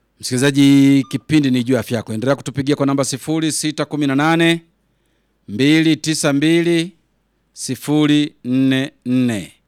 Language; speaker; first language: Swahili; native; Swahili